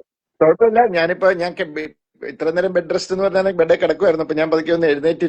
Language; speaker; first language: Malayalam; native; Malayalam